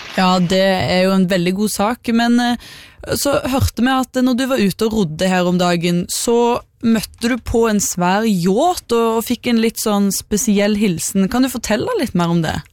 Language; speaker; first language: Norwegian; native; Norwegian